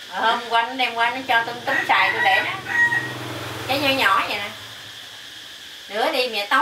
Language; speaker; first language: Vietnamese; native; Vietnamese